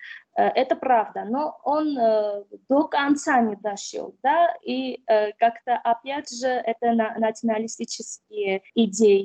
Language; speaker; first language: Russian; non-native, fluent; Armenian